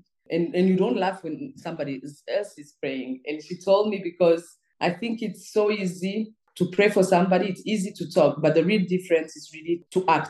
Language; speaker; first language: English; non-native, local second language; Kinyarwanda